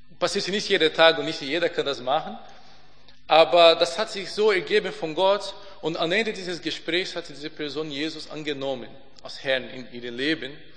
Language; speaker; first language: German; non-native, fluent; Portuguese